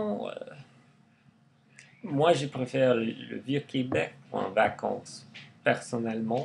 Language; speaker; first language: French; non-native, learner; English